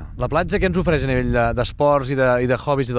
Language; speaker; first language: Catalan; native; Catalan